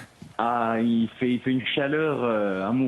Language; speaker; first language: French; non-native, fluent; Italian